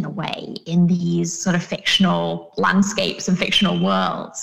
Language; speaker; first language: English; native; English